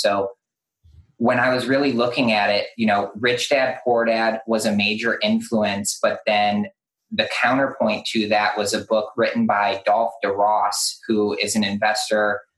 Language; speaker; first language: English; native; English